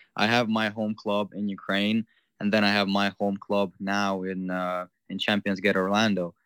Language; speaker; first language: English; non-native, fluent; Ukrainian